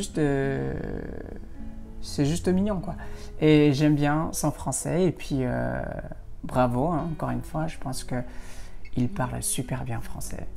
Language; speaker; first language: French; non-native, fluent; Indonesian